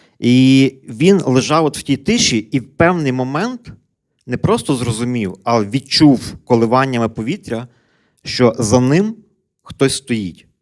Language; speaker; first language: Ukrainian; native; Ukrainian